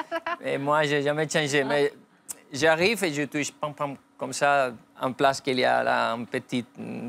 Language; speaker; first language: French; non-native, fluent; Spanish